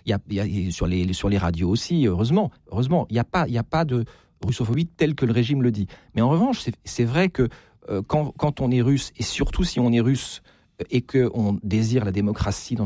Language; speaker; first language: French; native; French